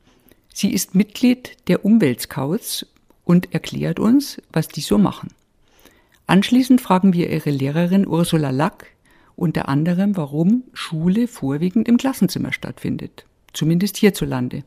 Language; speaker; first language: German; native; German